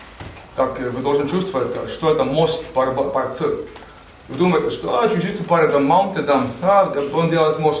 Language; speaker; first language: Russian; non-native, learner; Estonian